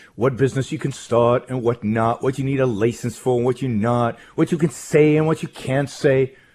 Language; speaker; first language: English; non-native, fluent; Hebrew